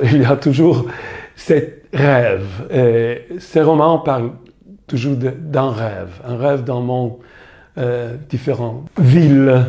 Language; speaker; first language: French; non-native, fluent; Italian